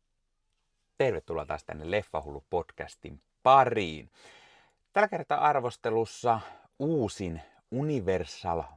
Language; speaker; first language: Finnish; native; Finnish